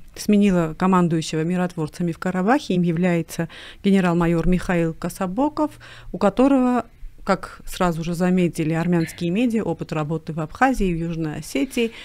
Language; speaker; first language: Russian; non-native, local second language; Armenian